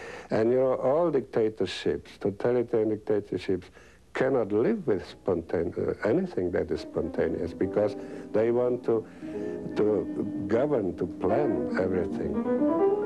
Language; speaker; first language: English; non-native, fluent; Czech